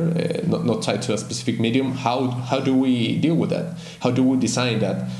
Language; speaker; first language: English; non-native, fluent; Spanish